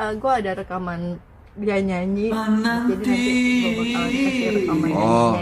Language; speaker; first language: Indonesian; non-native, local second language; Minangkabau